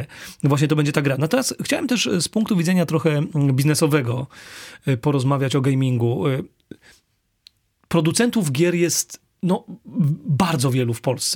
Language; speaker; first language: Polish; native; Polish